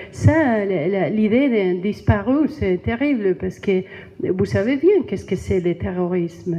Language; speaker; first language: French; non-native, learner; Spanish